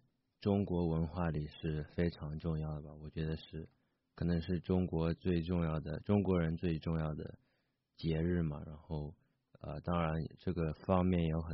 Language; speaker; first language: Chinese; early bilingual, heritage; Chinese